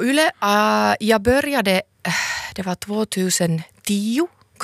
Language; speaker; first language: Swedish; non-native, local second language; Finnish